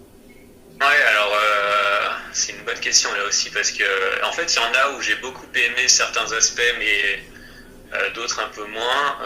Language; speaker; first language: French; native; French